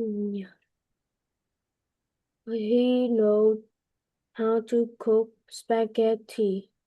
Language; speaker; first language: English; non-native, learner; Vietnamese